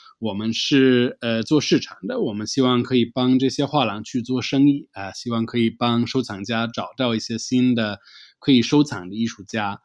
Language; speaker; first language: Chinese; non-native, fluent; English